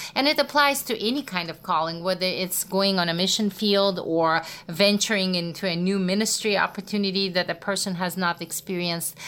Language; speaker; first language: English; non-native, fluent; Russian